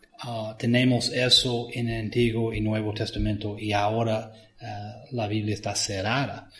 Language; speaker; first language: Spanish; non-native, fluent; English